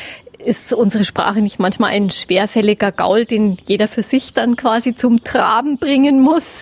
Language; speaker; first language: German; native; German